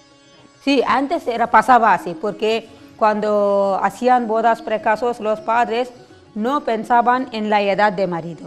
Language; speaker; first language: Spanish; non-native, learner; Telugu